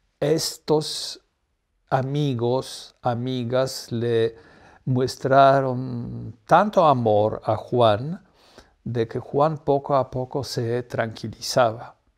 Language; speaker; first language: Spanish; non-native, fluent; Polish